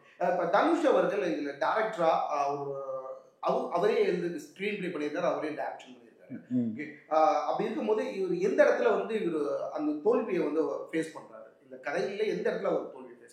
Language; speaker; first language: Tamil; native; Tamil